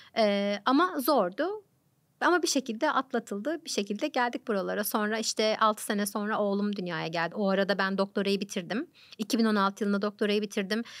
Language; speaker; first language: Turkish; native; Turkish